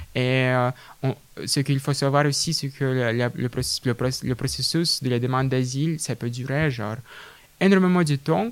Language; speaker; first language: French; non-native, fluent; Russian